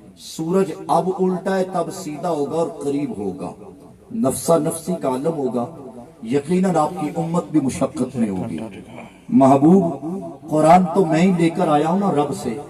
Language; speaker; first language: Urdu; non-native, local second language; Punjabi